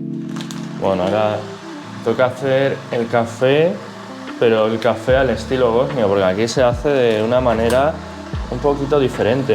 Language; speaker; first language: Spanish; native; Spanish